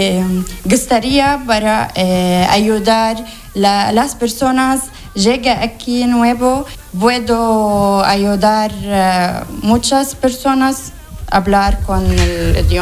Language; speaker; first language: Spanish; non-native, learner; Arabic